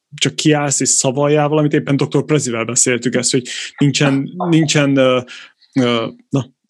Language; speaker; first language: Hungarian; native; Hungarian